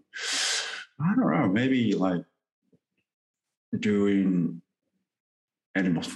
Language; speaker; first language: English; non-native, fluent; Japanese